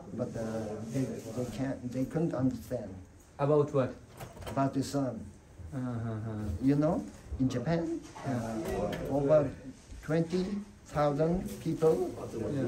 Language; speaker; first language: English; non-native, learner; Japanese